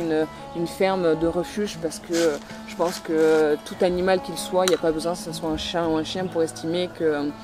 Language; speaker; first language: French; native; French